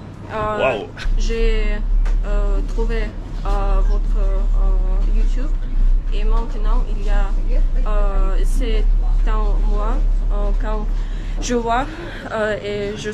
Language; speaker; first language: French; non-native, learner; Russian